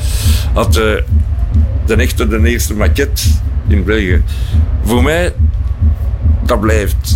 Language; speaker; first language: Dutch; non-native, local second language; French